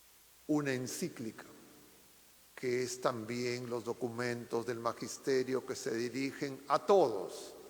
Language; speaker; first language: Spanish; native; Spanish